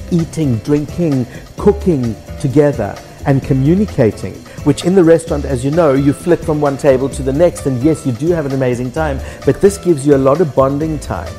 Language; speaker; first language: English; native; English